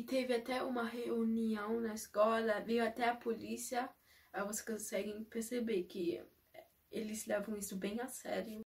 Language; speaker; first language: Portuguese; early bilingual, heritage; Portuguese